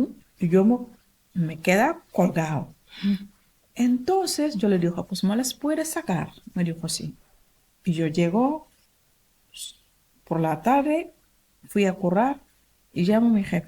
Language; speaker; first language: Spanish; non-native, learner; Wolof